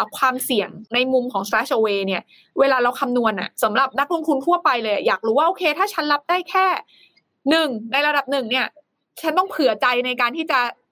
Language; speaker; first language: Thai; native; Thai